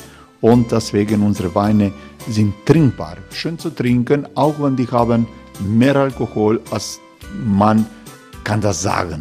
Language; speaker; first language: German; non-native, learner; Croatian